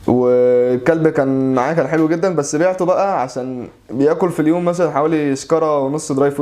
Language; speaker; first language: Arabic; native; Arabic